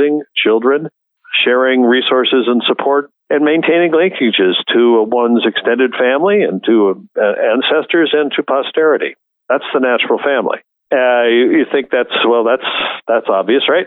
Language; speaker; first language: English; native; English